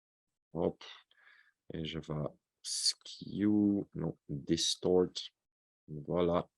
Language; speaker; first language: French; non-native, local second language; Dutch